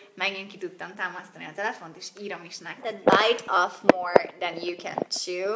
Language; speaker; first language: Hungarian; native; Hungarian